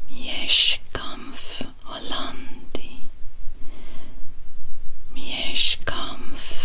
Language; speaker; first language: Polish; non-native, learner; Dutch